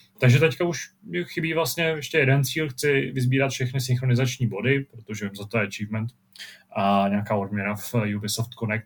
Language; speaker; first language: Czech; native; Czech